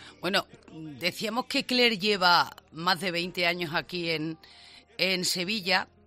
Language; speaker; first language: Spanish; native; Spanish